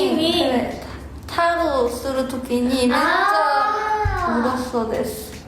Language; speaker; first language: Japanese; non-native, learner; Korean